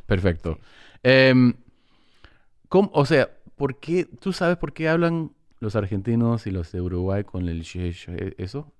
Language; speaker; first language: Spanish; early bilingual, heritage; English